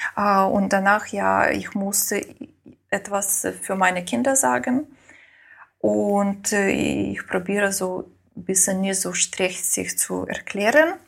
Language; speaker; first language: German; non-native, learner; Ukrainian